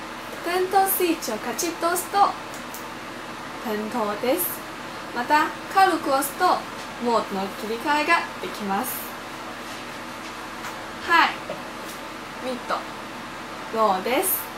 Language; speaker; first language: Japanese; non-native, fluent; Chinese